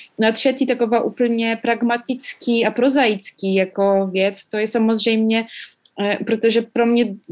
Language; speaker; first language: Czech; non-native, learner; Polish